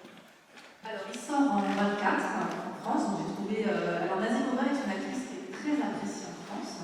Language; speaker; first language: French; native; French